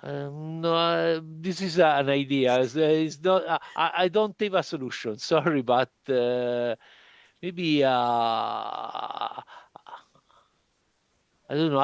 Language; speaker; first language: English; non-native, learner; Italian